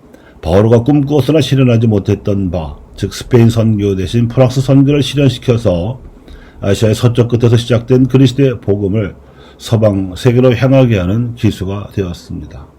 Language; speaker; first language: Korean; native; Korean